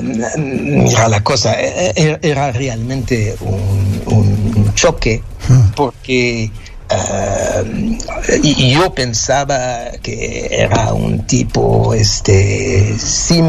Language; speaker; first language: Spanish; non-native, fluent; French